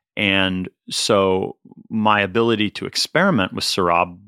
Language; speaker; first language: English; native; English